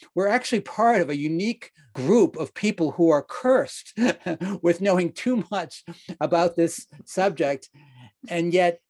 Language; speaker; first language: English; native; English